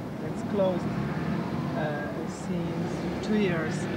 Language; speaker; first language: English; non-native, learner; Polish